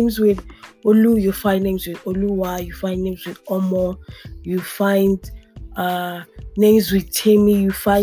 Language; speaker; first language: English; non-native, local second language; Yoruba